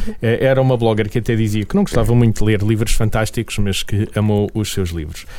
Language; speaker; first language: Portuguese; native; Portuguese